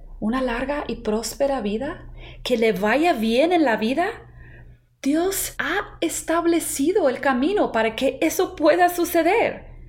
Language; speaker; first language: Spanish; non-native, fluent; English